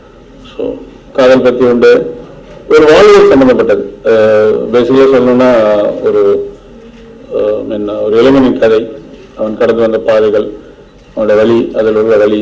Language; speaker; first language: Tamil; native; Tamil